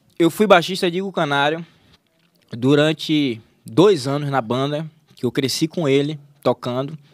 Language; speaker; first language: Portuguese; native; Portuguese